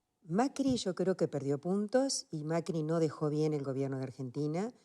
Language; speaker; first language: Spanish; native; Spanish